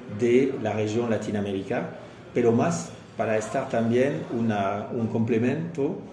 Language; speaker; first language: Spanish; non-native, fluent; French